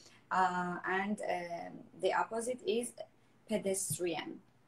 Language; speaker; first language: English; non-native, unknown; Persian